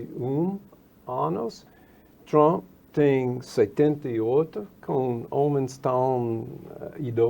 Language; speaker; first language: Portuguese; non-native, fluent; English